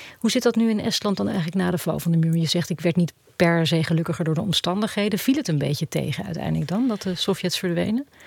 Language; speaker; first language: Dutch; native; Dutch